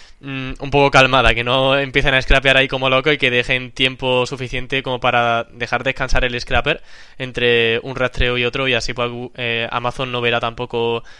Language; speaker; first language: Spanish; native; Spanish